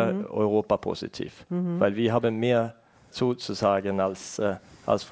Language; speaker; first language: German; non-native, fluent; Estonian